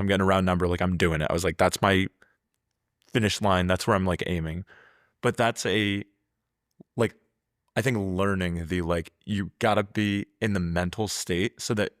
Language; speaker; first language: English; native; English